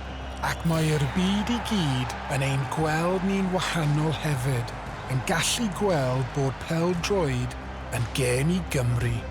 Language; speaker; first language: Welsh; non-native, local second language; English